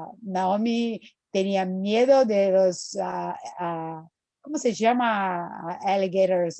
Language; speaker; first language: Spanish; non-native, fluent; Portuguese